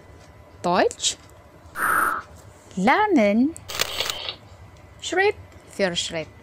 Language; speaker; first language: German; non-native, fluent; Indonesian